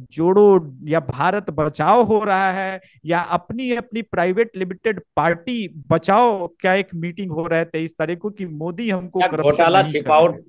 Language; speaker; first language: Hindi; native; Hindi